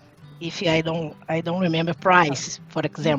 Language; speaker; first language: English; non-native, learner; Portuguese